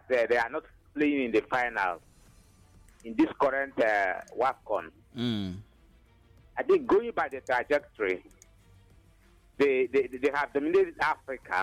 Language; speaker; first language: English; non-native, local second language; Igbo